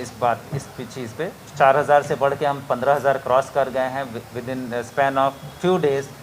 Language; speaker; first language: Hindi; non-native, local second language; Marathi